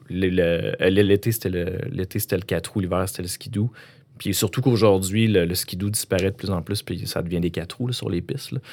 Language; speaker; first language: French; native; French